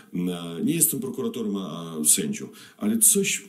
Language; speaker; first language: Polish; non-native, fluent; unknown